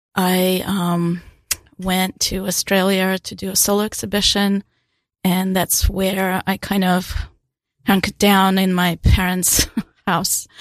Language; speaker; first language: English; non-native, fluent; Russian